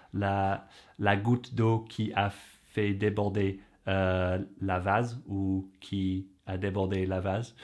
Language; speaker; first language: French; non-native, fluent; English